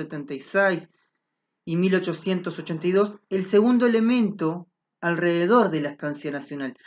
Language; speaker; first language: Spanish; native; Spanish